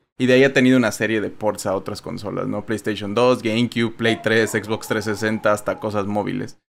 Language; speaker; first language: Spanish; native; Spanish